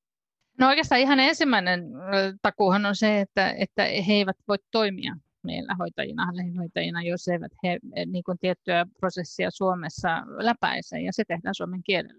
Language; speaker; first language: Finnish; native; Finnish